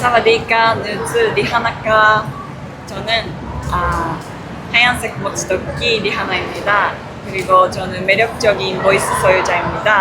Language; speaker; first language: Korean; non-native, learner; Japanese